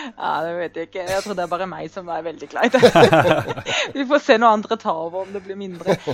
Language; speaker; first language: Norwegian; non-native, fluent; German